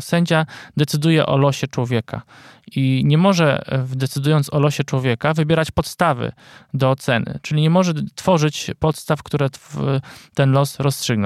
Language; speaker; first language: Polish; native; Polish